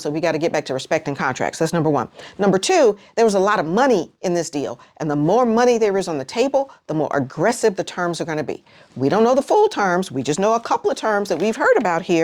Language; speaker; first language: English; native; English